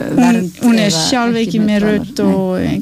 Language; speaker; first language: Icelandic; non-native, learner; French